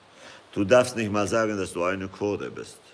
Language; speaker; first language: German; non-native, fluent; Kurdish